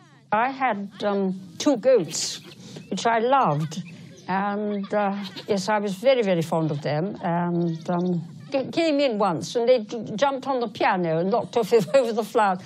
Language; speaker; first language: English; native; English